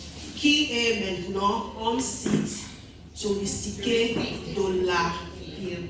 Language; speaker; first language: French; non-native, learner; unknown